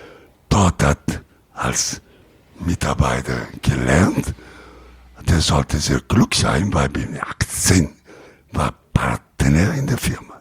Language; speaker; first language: German; non-native, learner; Italian